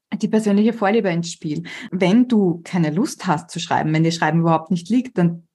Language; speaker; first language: German; native; German